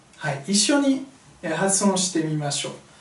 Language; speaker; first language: Japanese; non-native, fluent; French